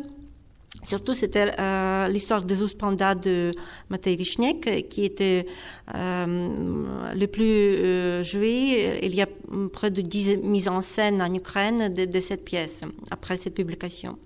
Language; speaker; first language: French; non-native, fluent; Ukrainian